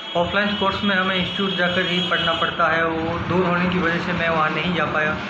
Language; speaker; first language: Hindi; native; Hindi